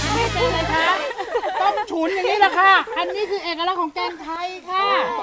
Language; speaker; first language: Thai; native; Thai